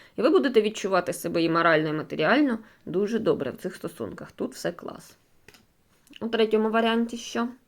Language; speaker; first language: Ukrainian; non-native, local second language; Russian